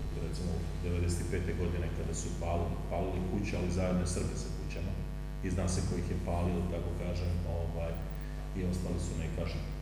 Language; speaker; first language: Serbian; native; Serbian